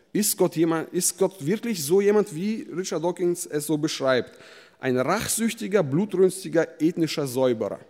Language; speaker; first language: German; early bilingual, other home language; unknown